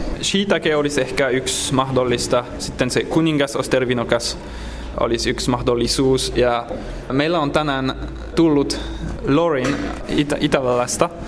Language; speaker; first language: Finnish; non-native, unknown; French